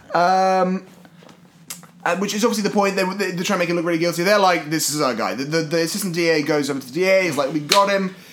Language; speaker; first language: English; native; English